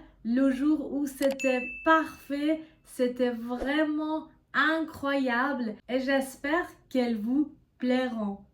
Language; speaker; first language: French; non-native, fluent; Persian